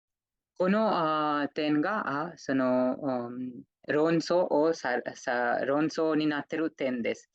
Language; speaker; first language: Japanese; non-native, fluent; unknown